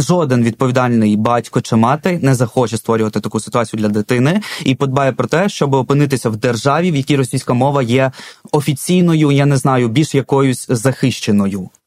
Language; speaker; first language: Ukrainian; non-native, local second language; Russian